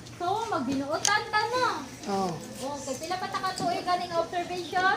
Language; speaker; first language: Cebuano; native; Cebuano